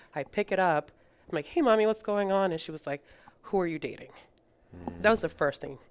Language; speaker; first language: English; early bilingual, other home language; Spanish